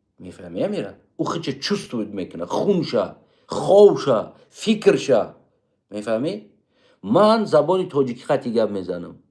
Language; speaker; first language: Tajik; native; Tajik